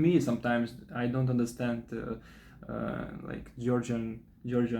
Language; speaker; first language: English; non-native, fluent; Russian